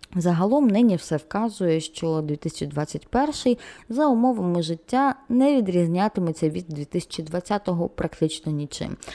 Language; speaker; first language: Ukrainian; non-native, local second language; Russian